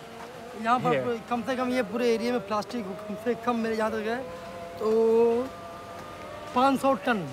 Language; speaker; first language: Hindi; native; Hindi